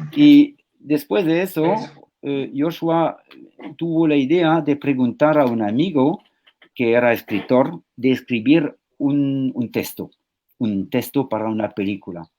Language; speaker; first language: Spanish; non-native, fluent; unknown